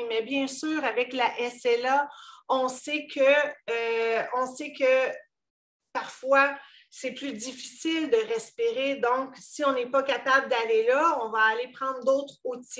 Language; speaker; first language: French; native; French